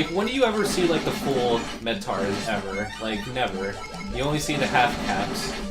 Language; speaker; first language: English; native; English